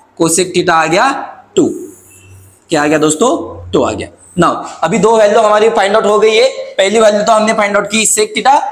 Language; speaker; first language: Hindi; non-native, local second language; Marathi